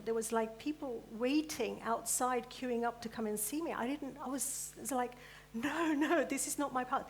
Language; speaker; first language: English; early bilingual, other home language; Gujarati